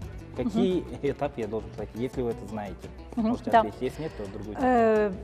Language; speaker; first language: Russian; non-native, local second language; Kyrgyz